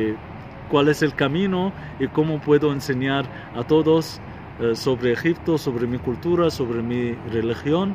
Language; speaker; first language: Spanish; non-native, fluent; Arabic